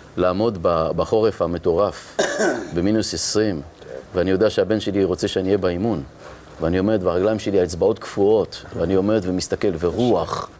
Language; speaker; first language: Hebrew; native; Hebrew